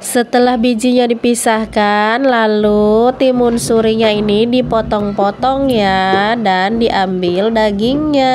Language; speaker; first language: Indonesian; native; Indonesian